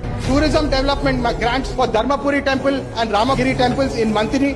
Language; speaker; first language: English; non-native, local second language; Telugu